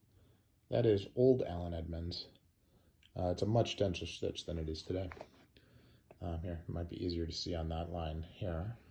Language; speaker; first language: English; native; English